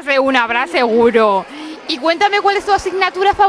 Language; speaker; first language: Spanish; native; Spanish